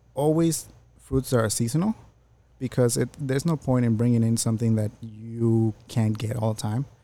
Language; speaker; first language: English; early bilingual, other home language; Spanish